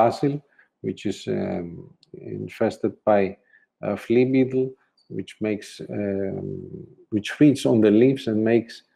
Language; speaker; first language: English; non-native, fluent; Greek